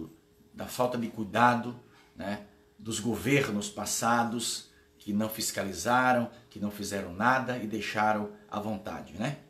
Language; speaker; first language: Portuguese; native; Portuguese